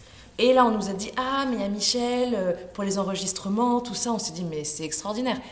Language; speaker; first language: French; native; French